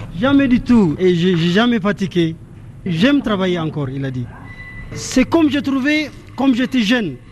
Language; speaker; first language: French; non-native, fluent; Tigrinya